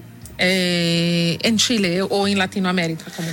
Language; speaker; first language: Spanish; non-native, fluent; Portuguese